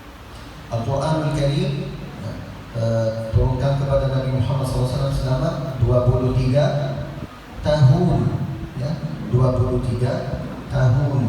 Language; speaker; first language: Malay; non-native, learner; Arabic